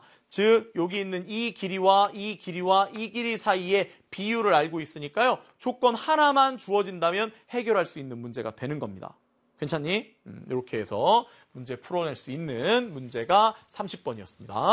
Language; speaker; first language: Korean; native; Korean